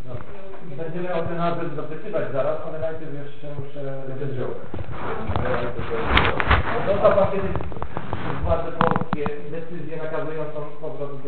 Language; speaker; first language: Polish; native; Polish